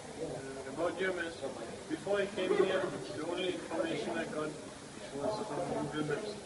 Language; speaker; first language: English; non-native, fluent; German